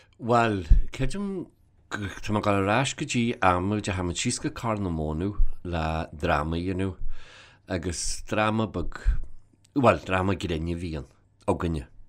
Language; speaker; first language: Irish; native; Irish